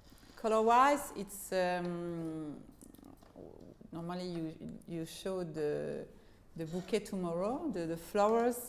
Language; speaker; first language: English; non-native, fluent; French